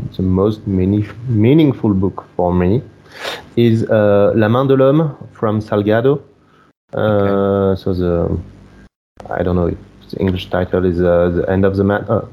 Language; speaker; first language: English; non-native, fluent; French